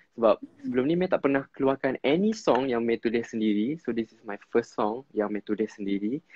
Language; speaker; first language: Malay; non-native, local second language; Min Nan Chinese